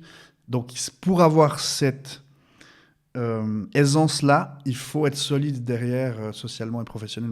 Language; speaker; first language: French; native; French